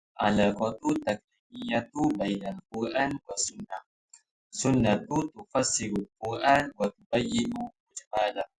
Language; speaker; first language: Arabic; non-native, learner; Malay